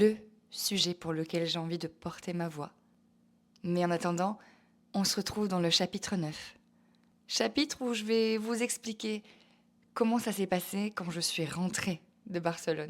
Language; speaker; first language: French; native; French